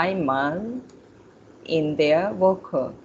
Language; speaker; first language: German; non-native, fluent; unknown